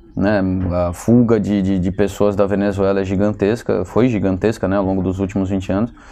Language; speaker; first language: Portuguese; native; Portuguese